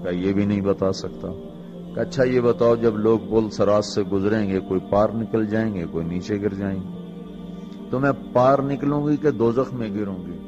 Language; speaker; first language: Urdu; non-native, local second language; Punjabi